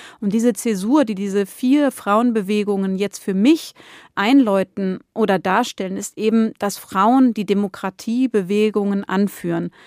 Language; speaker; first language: German; native; German